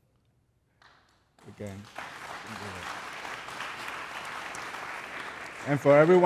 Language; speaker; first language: English; non-native, learner; Spanish